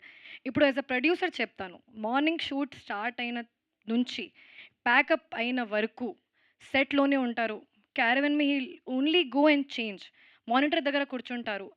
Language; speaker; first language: Telugu; non-native, fluent; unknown